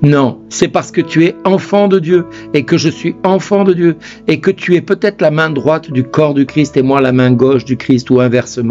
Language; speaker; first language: French; native; French